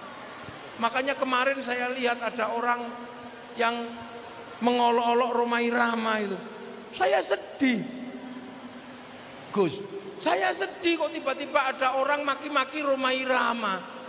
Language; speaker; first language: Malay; non-native, local second language; Javanese